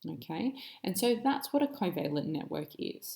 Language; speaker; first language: English; native; English